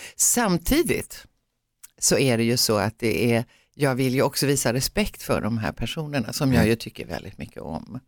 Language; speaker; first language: Swedish; native; Swedish